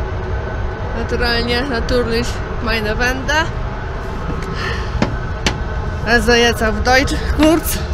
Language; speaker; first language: German; non-native, learner; Polish